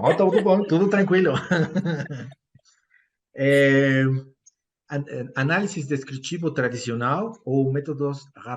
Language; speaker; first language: Portuguese; non-native, fluent; Spanish